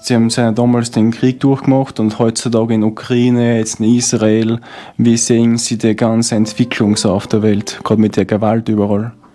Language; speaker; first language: German; native; German